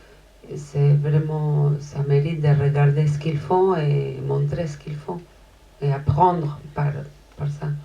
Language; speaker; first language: French; non-native, fluent; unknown